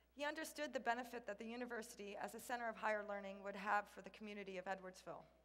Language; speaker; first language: English; native; English